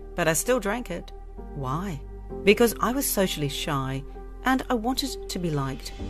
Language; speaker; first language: English; native; English